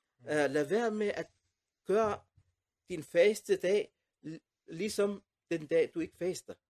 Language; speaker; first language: Danish; non-native, fluent; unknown